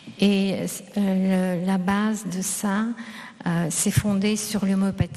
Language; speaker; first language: French; non-native, fluent; Russian